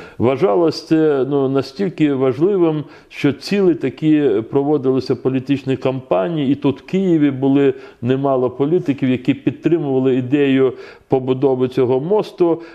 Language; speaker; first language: Ukrainian; non-native, local second language; Crimean Tatar